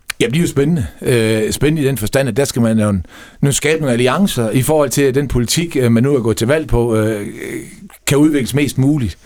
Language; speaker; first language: Danish; native; Danish